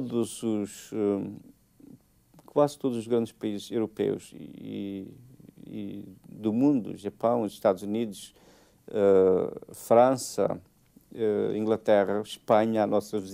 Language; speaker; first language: Portuguese; native; Portuguese